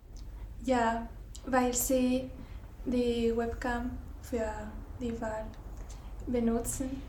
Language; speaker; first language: German; non-native, learner; Spanish